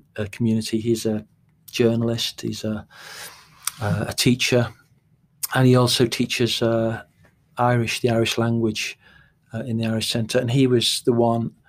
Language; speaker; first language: English; native; English